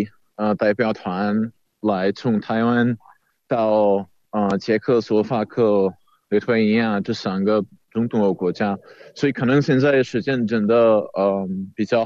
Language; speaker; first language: Chinese; non-native, fluent; Czech